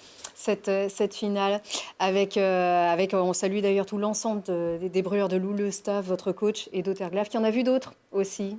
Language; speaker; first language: French; native; French